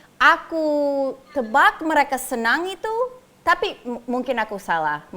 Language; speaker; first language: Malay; non-native, fluent; English